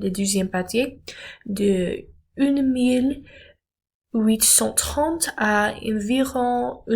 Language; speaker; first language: French; non-native, learner; English